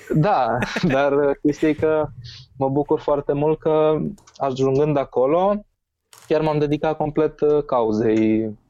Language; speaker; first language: Romanian; native; Romanian